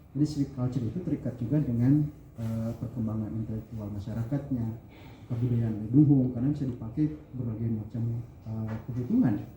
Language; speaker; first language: Indonesian; non-native, local second language; Sundanese